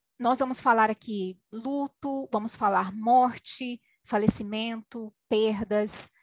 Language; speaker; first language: Portuguese; native; Portuguese